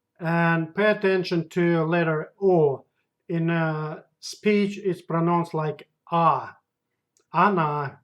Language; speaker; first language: English; non-native, fluent; Russian